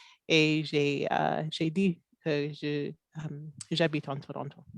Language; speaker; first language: French; non-native, local second language; English